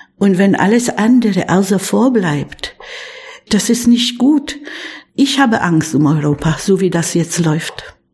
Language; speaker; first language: German; non-native, fluent; Polish